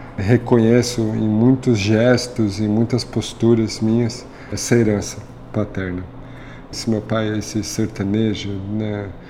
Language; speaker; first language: Portuguese; native; Portuguese